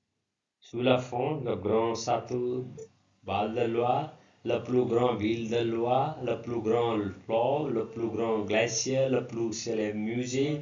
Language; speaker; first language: French; non-native, learner; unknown